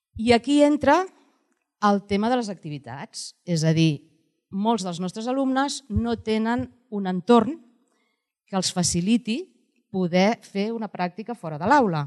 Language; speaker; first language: Catalan; native; Catalan